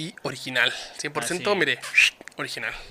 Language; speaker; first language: Spanish; native; Spanish